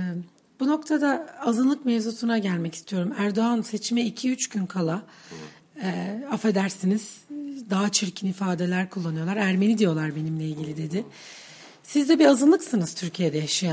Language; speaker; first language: Turkish; native; Turkish